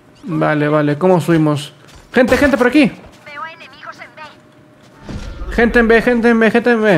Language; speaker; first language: Spanish; native; Spanish